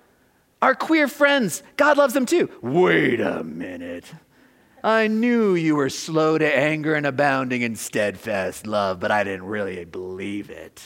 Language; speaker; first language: English; native; English